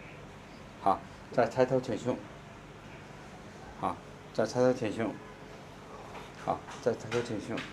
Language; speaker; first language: Chinese; native; Chinese